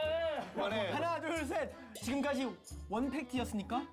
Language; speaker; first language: Korean; non-native, fluent; English